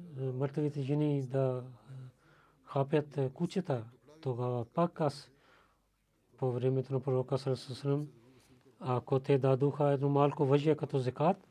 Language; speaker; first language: Bulgarian; non-native, learner; Urdu